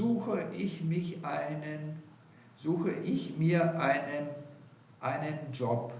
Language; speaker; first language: German; non-native, fluent; Portuguese